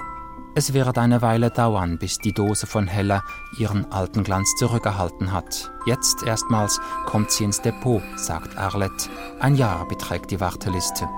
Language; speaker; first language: German; native; German